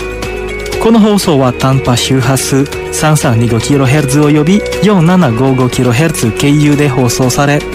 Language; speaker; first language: Japanese; non-native, fluent; Indonesian